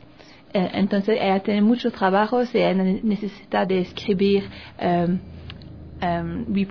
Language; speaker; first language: Spanish; non-native, learner; French